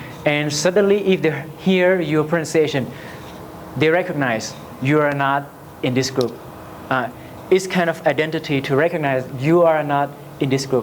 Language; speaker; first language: English; non-native, learner; Lao